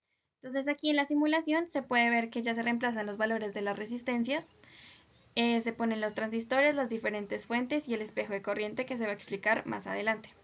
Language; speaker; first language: Spanish; native; Spanish